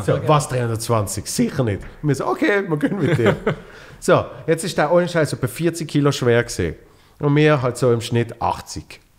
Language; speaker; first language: German; native; German